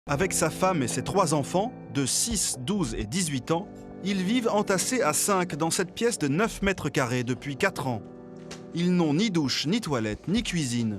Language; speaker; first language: French; native; French